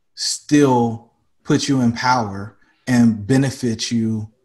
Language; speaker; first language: English; native; English